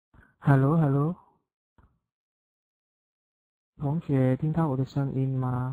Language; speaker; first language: Chinese; non-native, fluent; Indonesian